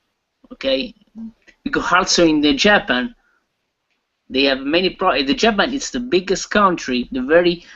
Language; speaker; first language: English; non-native, learner; Italian